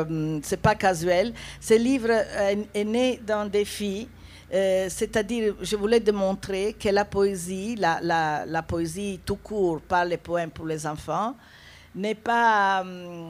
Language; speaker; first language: French; non-native, fluent; Italian